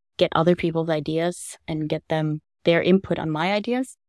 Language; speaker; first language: English; non-native, fluent; Norwegian